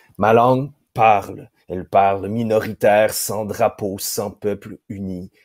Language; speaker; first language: French; native; French